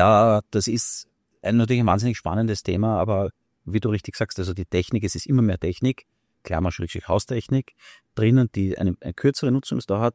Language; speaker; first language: German; native; German